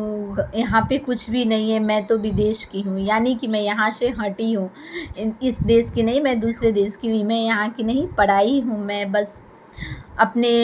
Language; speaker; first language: Hindi; non-native, local second language; Bhojpuri